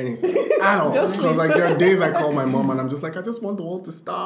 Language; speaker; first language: English; non-native, local second language; Yoruba